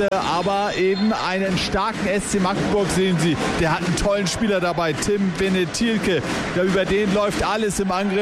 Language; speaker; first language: German; native; German